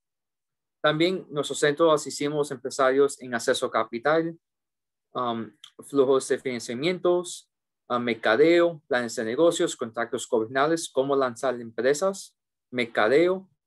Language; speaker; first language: Spanish; early bilingual, heritage; English